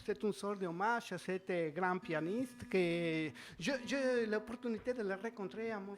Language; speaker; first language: French; non-native, fluent; Spanish